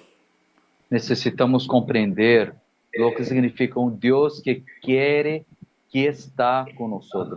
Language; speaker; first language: Portuguese; non-native, learner; Spanish